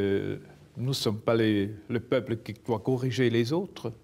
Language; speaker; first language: French; non-native, local second language; German